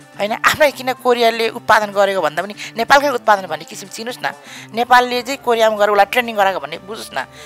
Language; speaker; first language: Nepali; native; Nepali